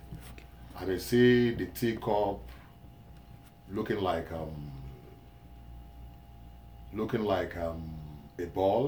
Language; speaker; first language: English; non-native, local second language; Igbo